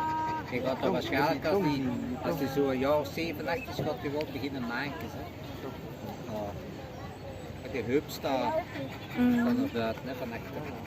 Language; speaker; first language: Dutch; native; Dutch